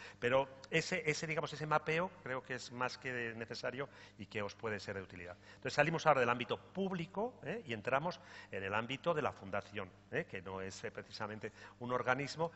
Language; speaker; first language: Spanish; native; Spanish